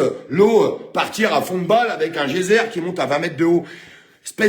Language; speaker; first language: French; native; French